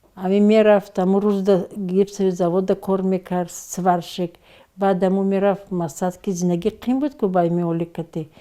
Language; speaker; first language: Tajik; native; Tajik